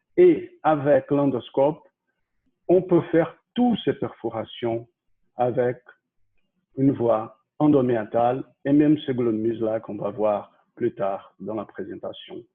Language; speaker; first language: French; non-native, fluent; Portuguese